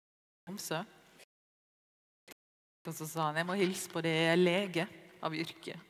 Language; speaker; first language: Norwegian; native; Norwegian